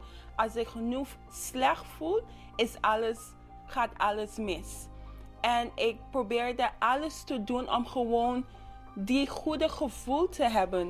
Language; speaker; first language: Dutch; non-native, local second language; English